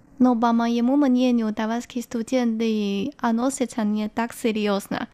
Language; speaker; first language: Russian; non-native, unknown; Chinese